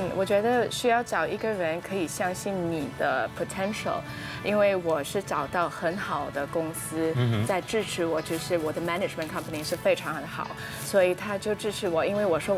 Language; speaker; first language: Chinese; non-native, local second language; English